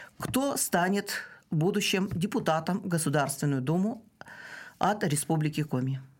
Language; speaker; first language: Russian; non-native, local second language; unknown